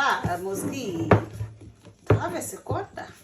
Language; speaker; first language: Danish; non-native, fluent; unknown